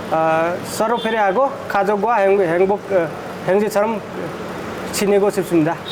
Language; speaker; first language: Korean; non-native, learner; Nepali